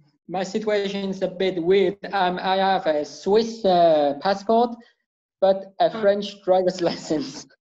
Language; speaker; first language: English; non-native, fluent; German